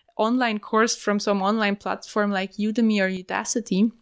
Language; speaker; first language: English; non-native, fluent; German